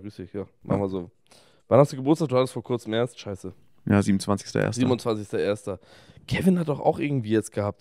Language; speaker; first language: German; native; German